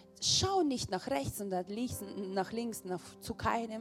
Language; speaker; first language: German; non-native, learner; Russian